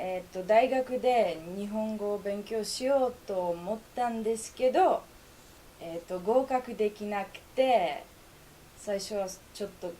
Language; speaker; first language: Japanese; non-native, fluent; Czech